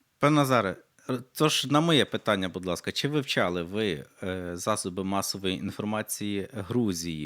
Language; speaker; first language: Ukrainian; native; Ukrainian